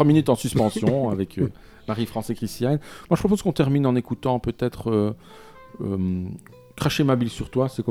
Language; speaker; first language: French; native; French